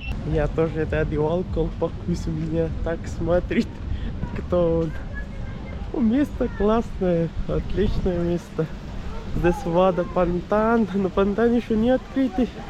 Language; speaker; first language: Russian; non-native, learner; Urdu